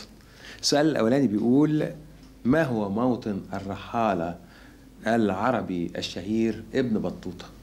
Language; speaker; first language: Arabic; native; Arabic